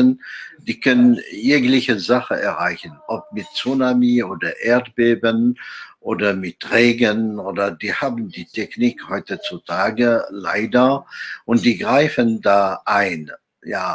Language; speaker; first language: German; non-native, fluent; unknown